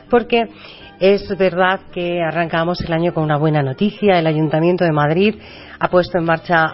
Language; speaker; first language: Spanish; native; Spanish